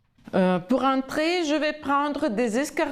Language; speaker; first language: French; non-native, fluent; Ukrainian